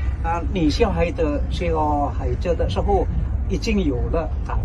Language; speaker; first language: Chinese; non-native, learner; Indonesian